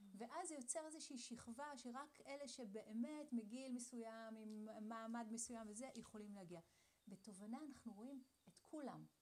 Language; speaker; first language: Hebrew; native; Hebrew